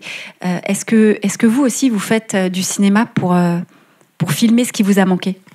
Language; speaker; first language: French; native; French